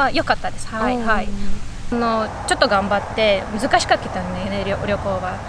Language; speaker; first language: Japanese; non-native, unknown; Bashkir